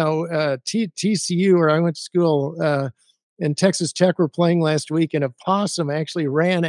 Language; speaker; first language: English; native; English